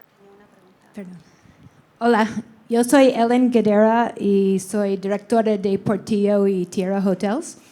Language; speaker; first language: Spanish; non-native, learner; English